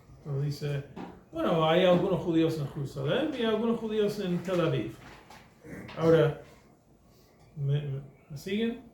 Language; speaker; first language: Spanish; non-native, fluent; English